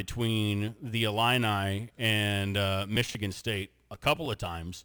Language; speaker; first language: English; native; English